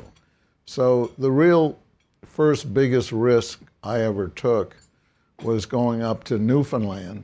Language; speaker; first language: English; native; English